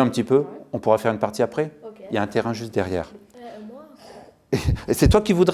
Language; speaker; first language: French; native; French